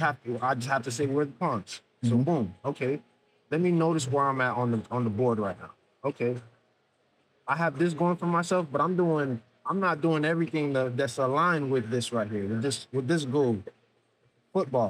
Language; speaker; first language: English; native; English